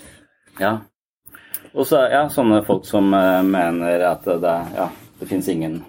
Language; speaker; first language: Norwegian; native; Norwegian